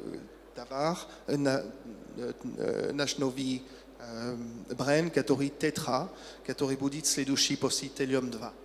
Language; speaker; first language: Russian; non-native, learner; French